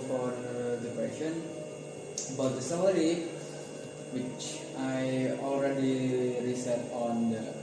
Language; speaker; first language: English; non-native, learner; Indonesian